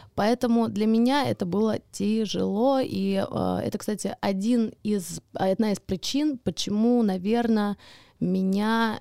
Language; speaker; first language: Russian; early bilingual, heritage; Russian